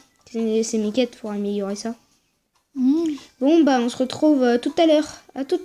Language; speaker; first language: French; native; French